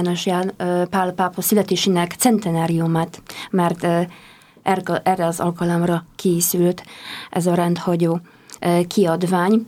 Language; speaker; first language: Hungarian; non-native, fluent; Polish